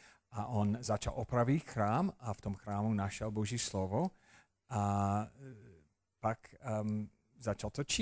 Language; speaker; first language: Czech; non-native, fluent; English